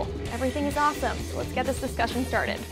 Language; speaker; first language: English; native; English